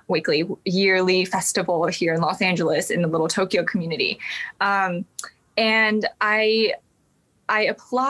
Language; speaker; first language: English; native; English